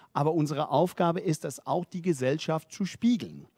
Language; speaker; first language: German; non-native, fluent; Danish